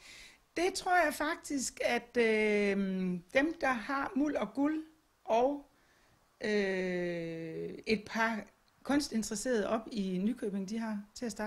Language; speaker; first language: Danish; native; Danish